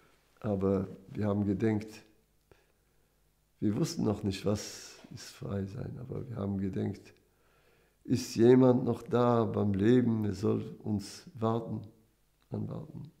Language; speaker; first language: German; non-native, fluent; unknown